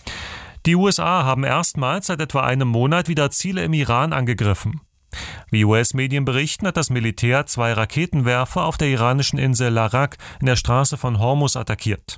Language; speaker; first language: German; native; German